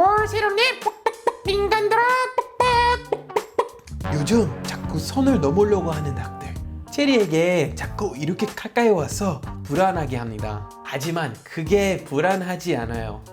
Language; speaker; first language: Korean; native; Korean